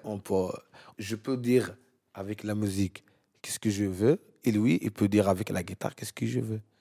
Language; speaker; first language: French; non-native, learner; Arabic